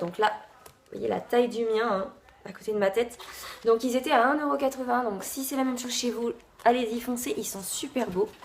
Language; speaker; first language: French; native; French